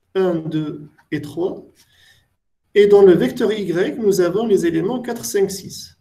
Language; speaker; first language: French; non-native, local second language; Arabic